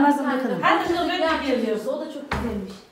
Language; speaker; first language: Turkish; native; Turkish